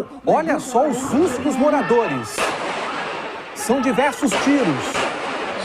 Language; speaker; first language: Portuguese; native; Portuguese